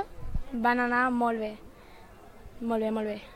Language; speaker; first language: Catalan; non-native, local second language; Spanish